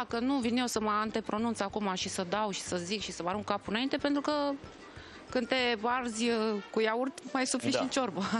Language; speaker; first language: Romanian; native; Romanian